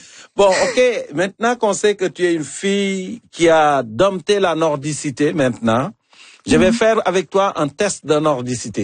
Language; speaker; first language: French; native; French